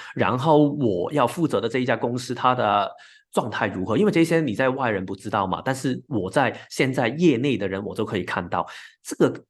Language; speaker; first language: Chinese; non-native, local second language; Cantonese